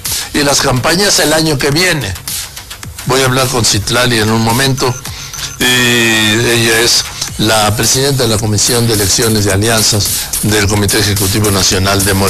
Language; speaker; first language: Spanish; native; Spanish